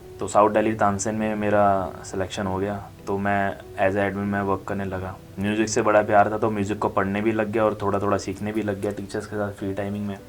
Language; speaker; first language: Hindi; native; Hindi